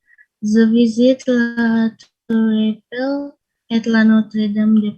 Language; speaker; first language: French; non-native, learner; Indonesian